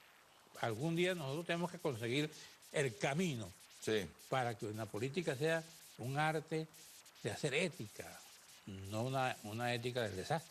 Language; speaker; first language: Spanish; native; Spanish